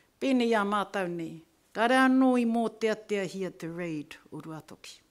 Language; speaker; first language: Māori; native; Māori